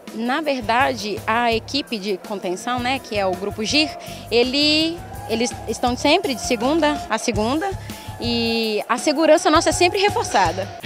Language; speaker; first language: Portuguese; native; Portuguese